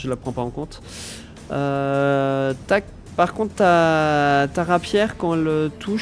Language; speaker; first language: French; native; French